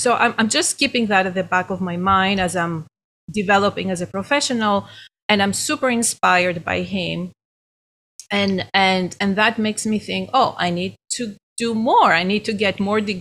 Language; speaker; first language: English; non-native, fluent; Greek